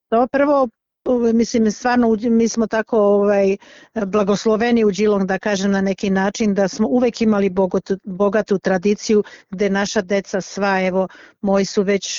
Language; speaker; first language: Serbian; early bilingual, other home language; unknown